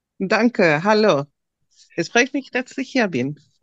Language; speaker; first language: German; non-native, fluent; Swedish